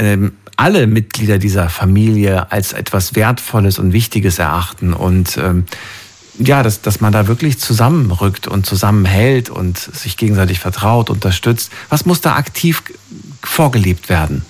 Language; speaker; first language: German; native; German